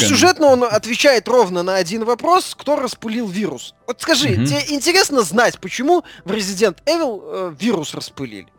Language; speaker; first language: Russian; native; Russian